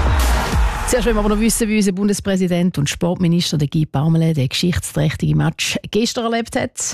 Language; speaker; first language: German; native; German